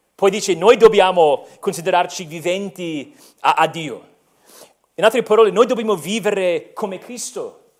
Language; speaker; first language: Italian; non-native, fluent; English